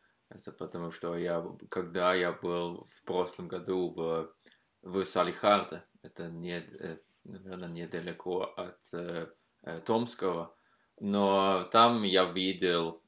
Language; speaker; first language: Russian; non-native, fluent; Norwegian